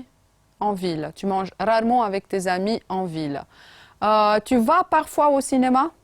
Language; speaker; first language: French; non-native, fluent; Romanian